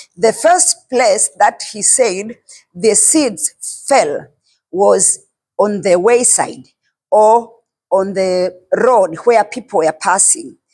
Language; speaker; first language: English; non-native, local second language; Swahili